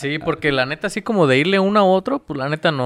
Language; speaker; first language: Spanish; native; Spanish